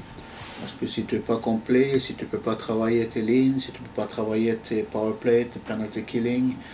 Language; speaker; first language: French; non-native, fluent; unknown